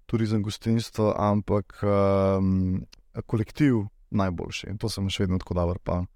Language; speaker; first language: Slovenian; native; Slovenian